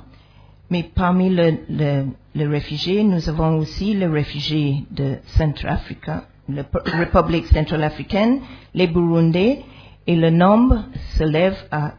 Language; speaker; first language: French; non-native, fluent; English